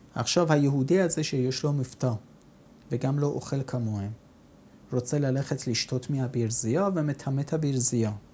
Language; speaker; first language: Hebrew; non-native, fluent; Persian